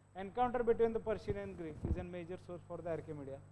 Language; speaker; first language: English; non-native, local second language; Marathi